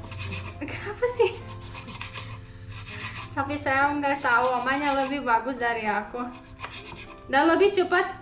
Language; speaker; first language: Indonesian; non-native, learner; Serbian